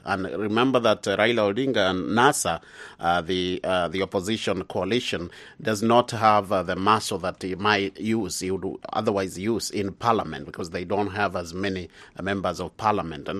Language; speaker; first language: English; non-native, local second language; Swahili